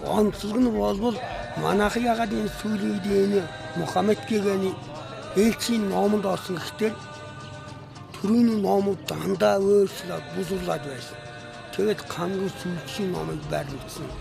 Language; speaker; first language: Mongolian; non-native, local second language; Kazakh